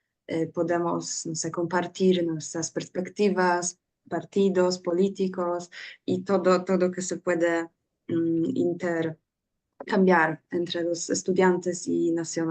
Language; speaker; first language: Spanish; non-native, learner; Polish